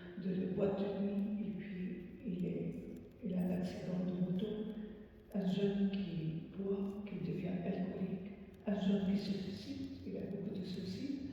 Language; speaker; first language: French; non-native, fluent; Arabic